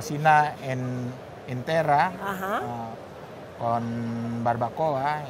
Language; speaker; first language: Spanish; non-native, learner; Indonesian